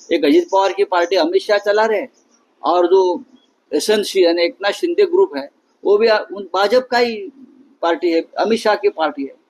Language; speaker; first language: Hindi; non-native, local second language; Marathi